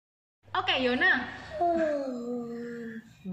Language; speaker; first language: English; non-native, local second language; Indonesian